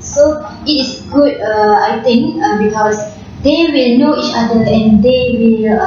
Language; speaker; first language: English; non-native, learner; Malay